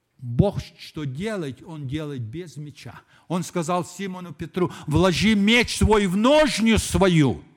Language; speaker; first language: Russian; early bilingual, heritage; Russian